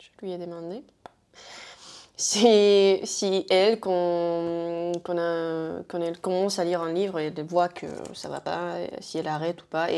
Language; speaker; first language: French; non-native, fluent; Spanish